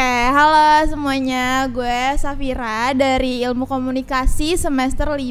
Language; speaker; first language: Indonesian; native; Indonesian